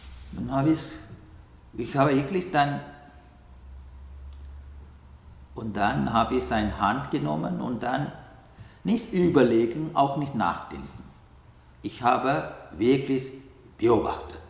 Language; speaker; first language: German; non-native, learner; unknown